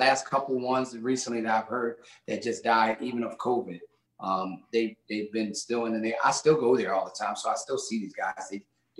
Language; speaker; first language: English; native; English